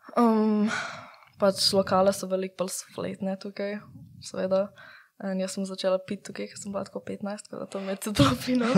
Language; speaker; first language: Slovenian; early bilingual, heritage; English